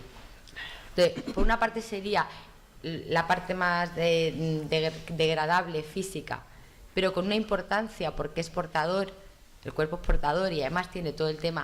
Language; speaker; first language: Spanish; native; Spanish